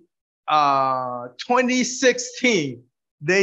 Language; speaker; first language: English; non-native, fluent; Min Nan Chinese